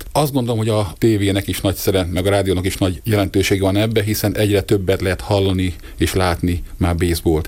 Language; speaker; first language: Hungarian; native; Hungarian